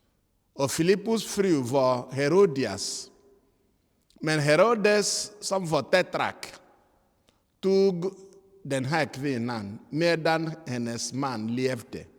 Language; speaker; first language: Swedish; non-native, fluent; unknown